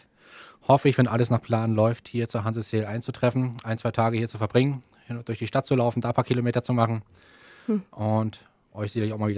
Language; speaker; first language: German; native; German